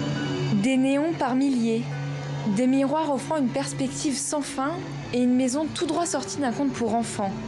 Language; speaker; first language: French; native; French